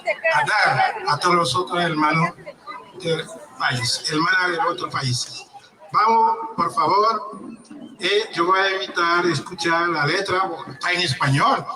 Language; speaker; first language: Spanish; non-native, learner; Haitian Creole